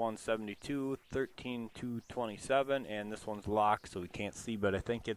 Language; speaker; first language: English; native; English